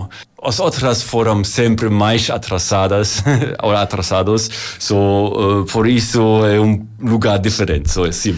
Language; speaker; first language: Portuguese; non-native, learner; German